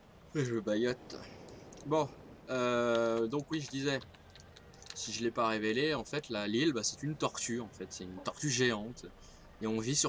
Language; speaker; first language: French; native; French